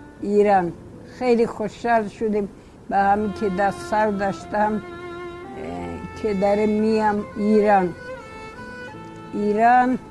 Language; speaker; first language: Persian; early bilingual, other home language; Polish